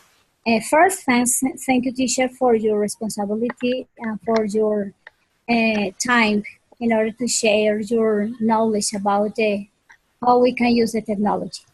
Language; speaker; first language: English; non-native, fluent; Spanish